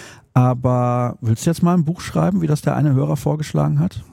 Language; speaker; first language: German; native; German